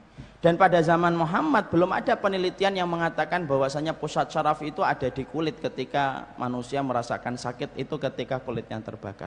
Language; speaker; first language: Indonesian; native; Indonesian